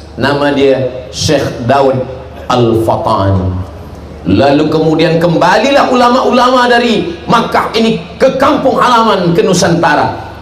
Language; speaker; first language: Malay; native; Malay